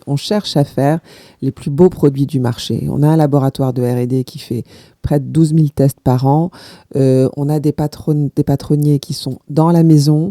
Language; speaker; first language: French; native; French